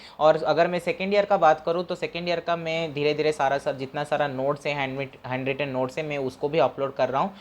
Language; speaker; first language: Hindi; non-native, local second language; Odia